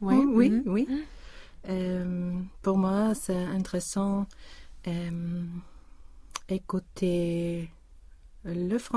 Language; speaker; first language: French; non-native, learner; Swedish